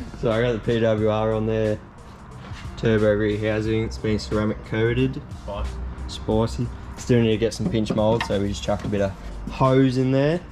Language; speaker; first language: English; native; English